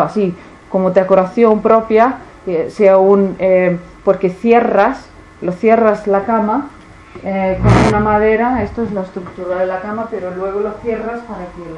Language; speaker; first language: Spanish; non-native, fluent; Icelandic